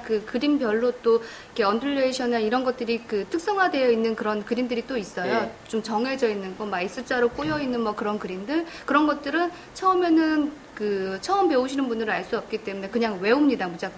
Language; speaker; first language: Korean; native; Korean